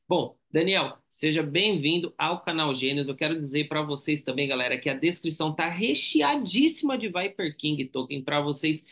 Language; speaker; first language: Portuguese; native; Portuguese